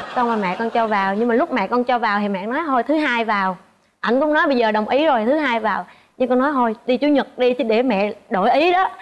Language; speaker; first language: Vietnamese; native; Vietnamese